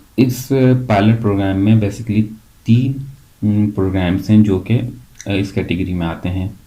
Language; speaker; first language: Hindi; native; Hindi